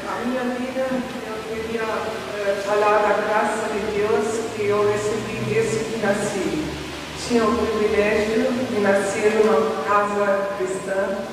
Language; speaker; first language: Portuguese; non-native, fluent; German